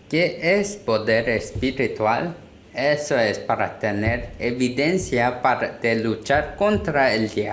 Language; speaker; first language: Spanish; non-native, learner; Korean